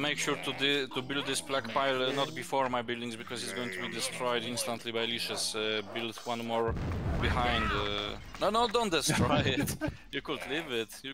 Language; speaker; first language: English; non-native, fluent; Polish